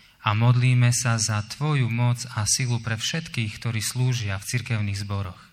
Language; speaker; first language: Slovak; native; Slovak